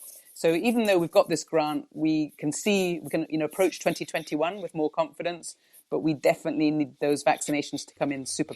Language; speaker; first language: English; native; English